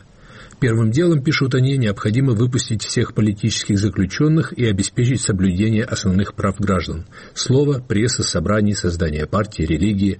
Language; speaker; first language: Russian; native; Russian